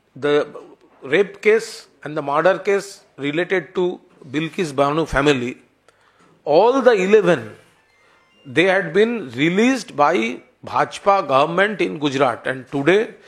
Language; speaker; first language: English; non-native, local second language; Bangla